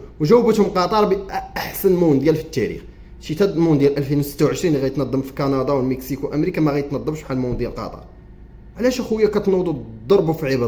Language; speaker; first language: Arabic; native; Arabic